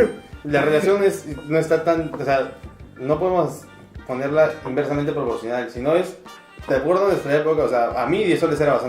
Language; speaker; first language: Spanish; native; Spanish